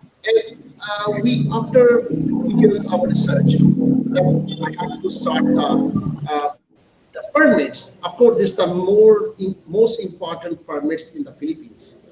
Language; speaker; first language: English; non-native, local second language; Filipino